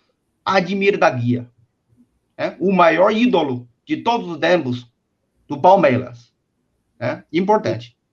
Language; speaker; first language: Portuguese; non-native, fluent; Chinese